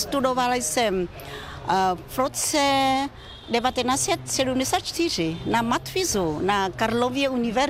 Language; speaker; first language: Czech; non-native, fluent; Vietnamese